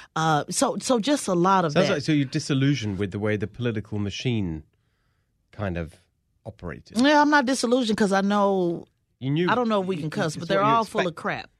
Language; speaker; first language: English; native; English